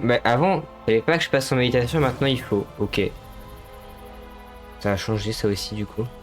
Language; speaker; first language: French; native; French